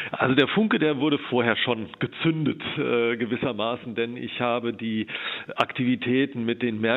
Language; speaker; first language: German; native; German